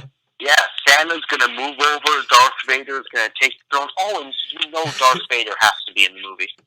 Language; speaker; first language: English; native; English